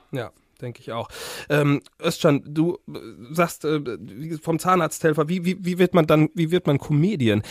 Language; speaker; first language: German; native; German